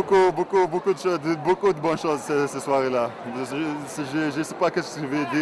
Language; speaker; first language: French; non-native, local second language; Arabic